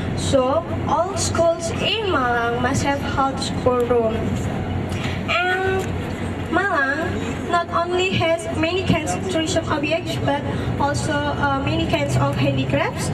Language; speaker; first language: English; non-native, learner; Indonesian